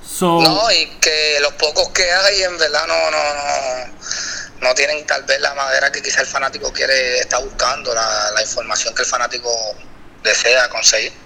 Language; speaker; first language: Spanish; native; Spanish